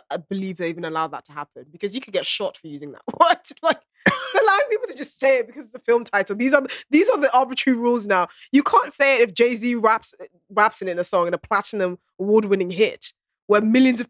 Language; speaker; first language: English; non-native, local second language; Akan